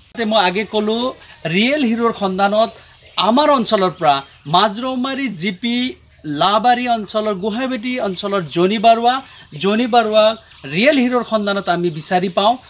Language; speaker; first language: Assamese; non-native, local second language; Nepali